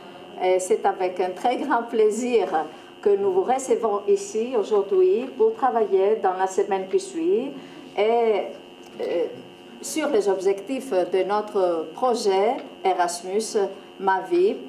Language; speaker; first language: French; non-native, fluent; Greek